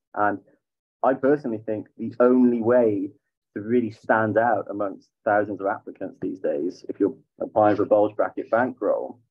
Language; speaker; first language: English; native; English